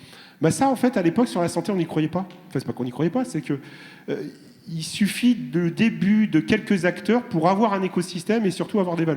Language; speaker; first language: French; native; French